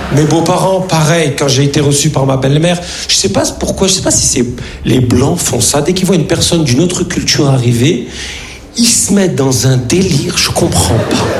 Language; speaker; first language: French; early bilingual, other home language; Arabic